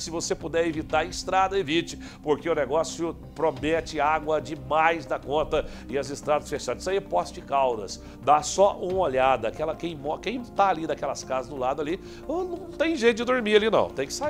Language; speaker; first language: Portuguese; native; Portuguese